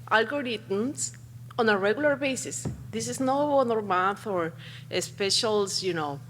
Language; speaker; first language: English; non-native, fluent; Spanish